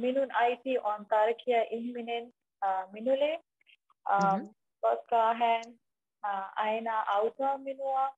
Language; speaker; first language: Finnish; non-native, learner; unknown